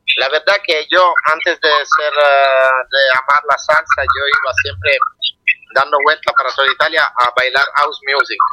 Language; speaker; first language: Spanish; non-native, fluent; Italian